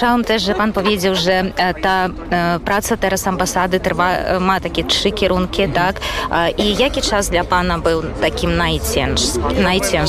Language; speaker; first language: Ukrainian; non-native, learner; Polish